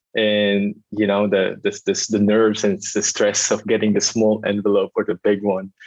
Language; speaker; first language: English; non-native, local second language; Filipino